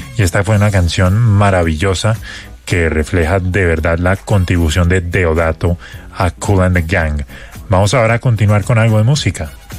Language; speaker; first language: Spanish; native; Spanish